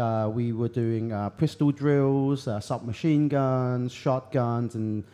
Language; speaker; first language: English; early bilingual, other home language; Cantonese